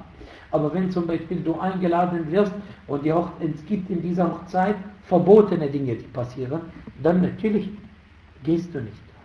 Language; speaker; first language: German; non-native, fluent; Arabic